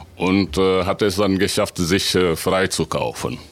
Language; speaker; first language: German; non-native, fluent; Wolof